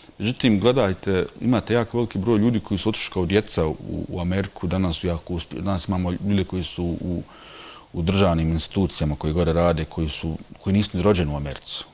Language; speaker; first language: Bosnian; early bilingual, heritage; Bosnian